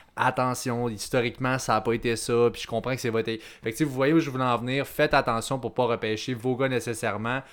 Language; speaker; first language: French; native; French